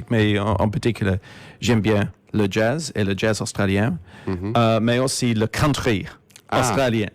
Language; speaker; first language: French; non-native, fluent; English